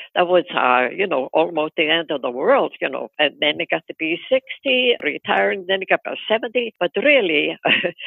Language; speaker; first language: English; non-native, fluent; Icelandic